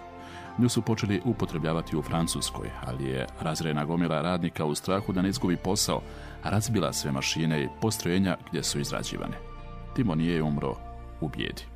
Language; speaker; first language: Croatian; native; Croatian